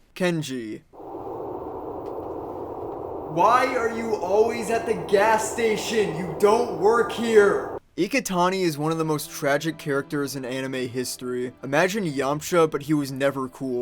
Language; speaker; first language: English; native; English